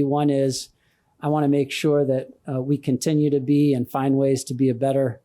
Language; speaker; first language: English; native; English